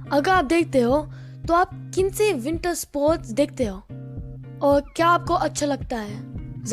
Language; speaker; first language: Hindi; non-native, learner; English